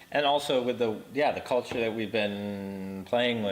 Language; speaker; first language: English; native; English